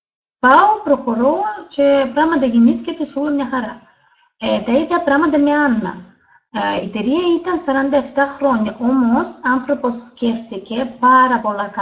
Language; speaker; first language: Greek; non-native, learner; Russian